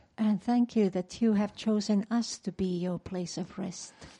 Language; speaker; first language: English; non-native, fluent; Finnish